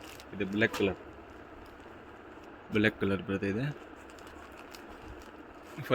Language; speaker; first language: Kannada; non-native, local second language; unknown